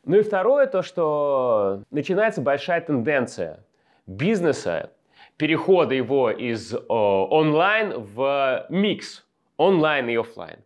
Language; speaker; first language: Russian; native; Russian